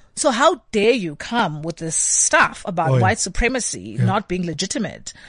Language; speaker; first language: English; non-native, local second language; Xhosa